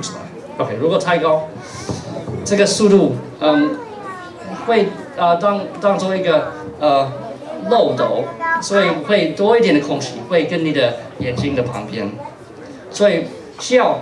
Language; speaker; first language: Chinese; non-native, fluent; English